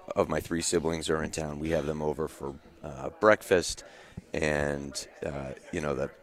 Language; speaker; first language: English; native; English